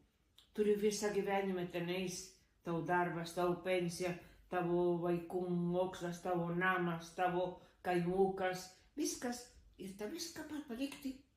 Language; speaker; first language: Lithuanian; early bilingual, heritage; Lithuanian